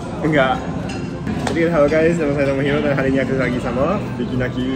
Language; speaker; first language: Indonesian; non-native, fluent; Japanese